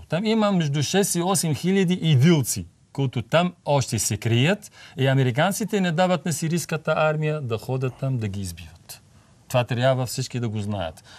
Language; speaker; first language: Bulgarian; non-native, fluent; Arabic